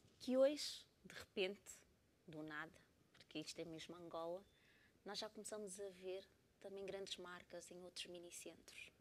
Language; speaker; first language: Portuguese; native; Portuguese